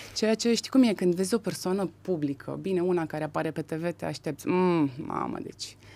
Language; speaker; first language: Romanian; native; Romanian